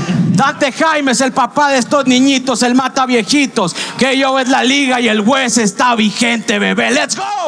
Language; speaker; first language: Spanish; native; Spanish